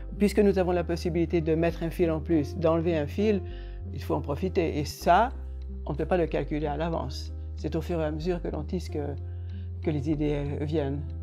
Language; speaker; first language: French; non-native, fluent; Hungarian